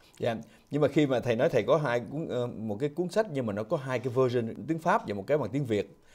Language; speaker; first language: Vietnamese; native; Vietnamese